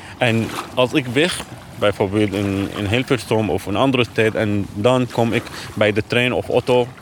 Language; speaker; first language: Dutch; non-native, learner; Arabic